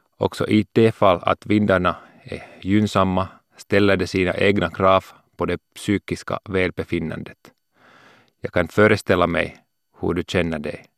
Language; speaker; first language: Swedish; non-native, local second language; Finnish